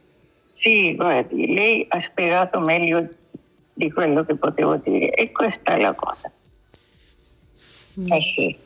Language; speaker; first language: Italian; non-native, learner; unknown